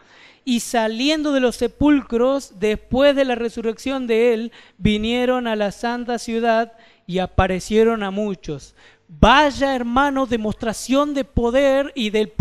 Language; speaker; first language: Spanish; native; Spanish